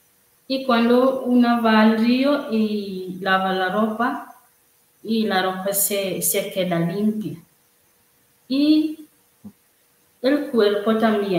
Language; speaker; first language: Spanish; non-native, learner; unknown